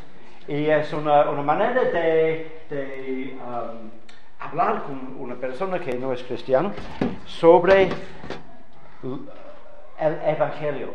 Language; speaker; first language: Spanish; non-native, fluent; English